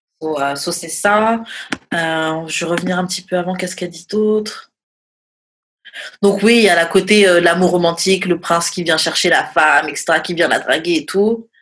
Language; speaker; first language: French; native; French